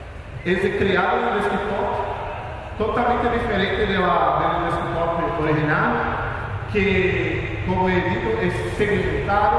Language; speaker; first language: Spanish; non-native, fluent; Portuguese